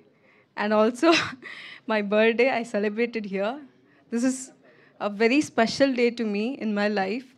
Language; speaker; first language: Telugu; non-native, learner; Tamil